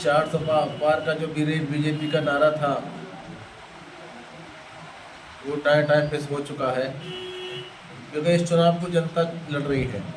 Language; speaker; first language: Hindi; native; Hindi